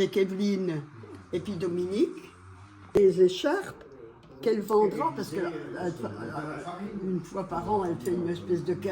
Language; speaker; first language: French; native; French